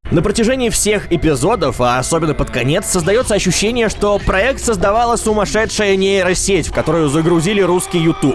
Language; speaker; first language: Russian; native; Russian